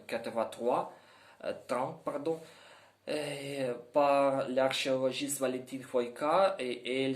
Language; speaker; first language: French; non-native, learner; Ukrainian